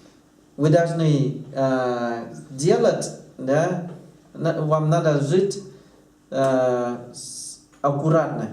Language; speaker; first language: Russian; non-native, learner; Thai